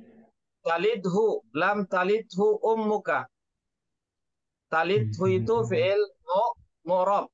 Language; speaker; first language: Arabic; non-native, fluent; Indonesian